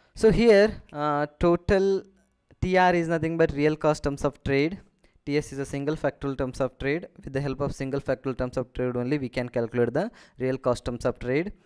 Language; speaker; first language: English; non-native, local second language; Kannada